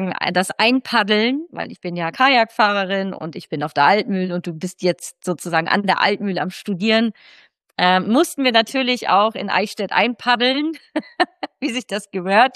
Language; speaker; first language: German; native; German